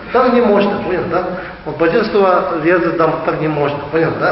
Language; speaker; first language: Russian; non-native, learner; Tibetan